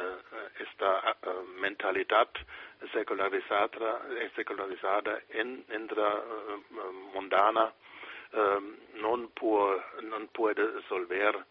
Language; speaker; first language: Spanish; non-native, fluent; German